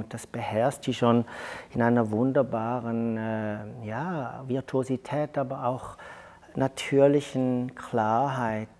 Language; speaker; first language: German; native; German